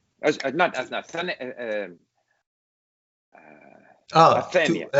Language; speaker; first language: Arabic; non-native, learner; English